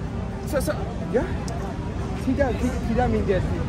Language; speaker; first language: Indonesian; non-native, learner; Persian